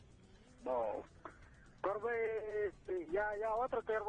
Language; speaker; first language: French; non-native, learner; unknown